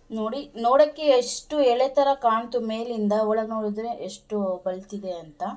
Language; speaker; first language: Kannada; non-native, local second language; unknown